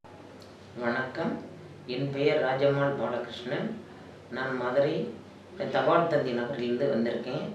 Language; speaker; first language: Tamil; native; Tamil